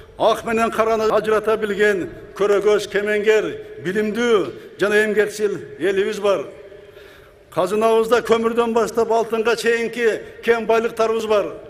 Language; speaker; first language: Kyrgyz; native; Kyrgyz